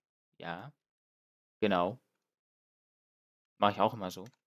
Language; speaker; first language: German; native; German